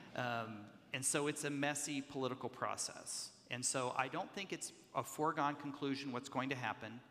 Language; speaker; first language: English; native; English